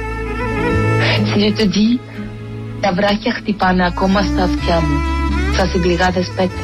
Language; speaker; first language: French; non-native, fluent; Greek